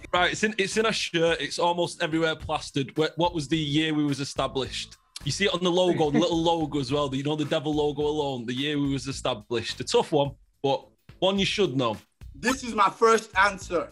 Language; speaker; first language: English; native; English